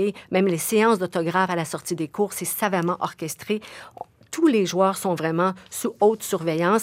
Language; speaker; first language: French; native; French